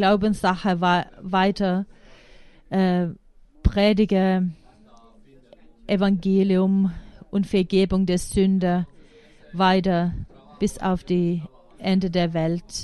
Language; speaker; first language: German; non-native, fluent; Finnish